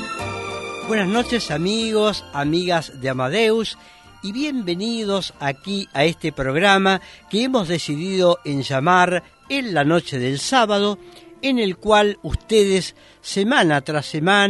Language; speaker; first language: Spanish; native; Spanish